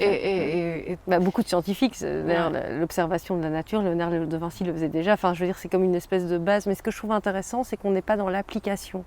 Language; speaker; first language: French; native; French